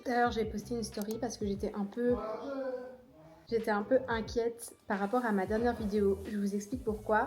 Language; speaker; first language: French; native; French